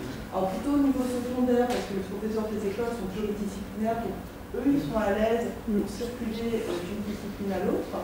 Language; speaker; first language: French; native; French